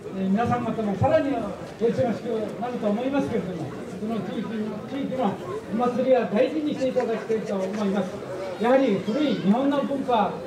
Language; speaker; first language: Japanese; native; Japanese